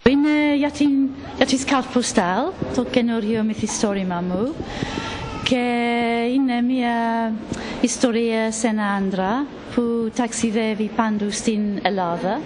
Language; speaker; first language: Greek; non-native, fluent; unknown